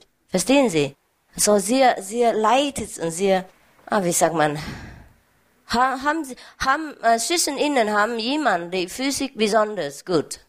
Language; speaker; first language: German; non-native, learner; Vietnamese